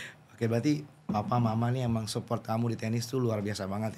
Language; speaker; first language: Indonesian; native; Indonesian